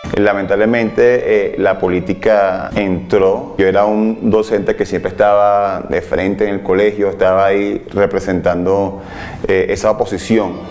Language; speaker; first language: Spanish; native; Spanish